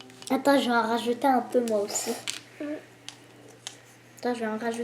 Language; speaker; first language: French; native; French